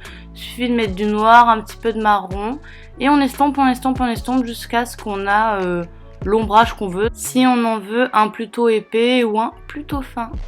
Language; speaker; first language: French; native; French